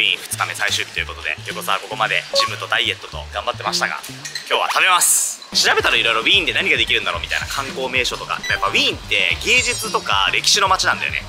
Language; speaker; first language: Japanese; native; Japanese